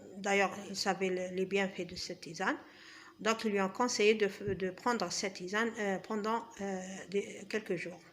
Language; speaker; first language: French; non-native, local second language; Arabic